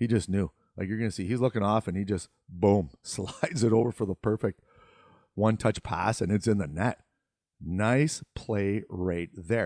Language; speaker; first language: English; native; English